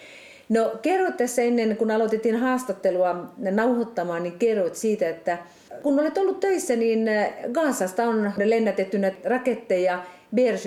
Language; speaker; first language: Finnish; native; Finnish